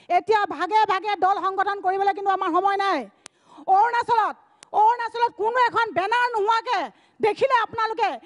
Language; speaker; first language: Assamese; native; Assamese